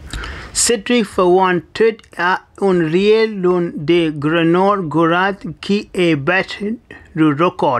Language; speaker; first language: French; non-native, learner; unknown